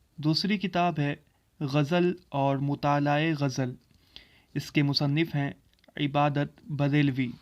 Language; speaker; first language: Urdu; native; Urdu